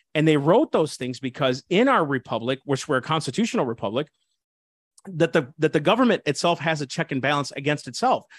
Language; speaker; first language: English; early bilingual, other home language; Spanish